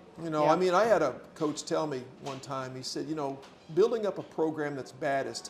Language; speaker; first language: English; native; English